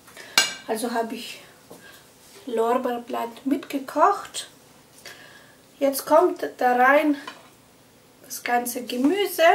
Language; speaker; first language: German; non-native, fluent; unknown